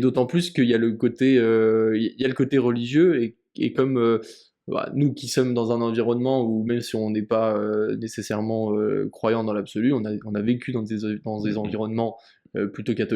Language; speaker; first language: French; native; French